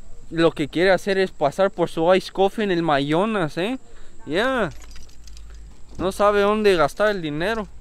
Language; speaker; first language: Spanish; early bilingual, heritage; Spanish